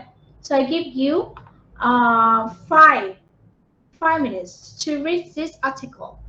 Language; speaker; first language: English; non-native, fluent; Vietnamese